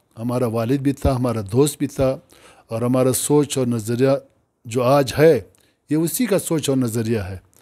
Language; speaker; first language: Urdu; non-native, local second language; Pashto